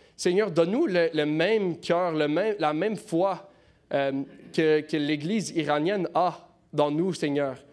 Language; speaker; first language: French; non-native, local second language; English